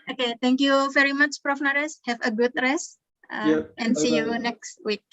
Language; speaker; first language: English; non-native, learner; Indonesian